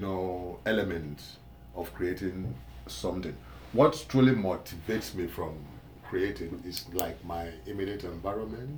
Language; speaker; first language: English; non-native, local second language; Igbo